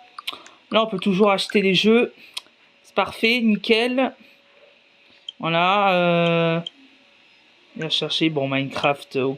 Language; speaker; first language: French; native; French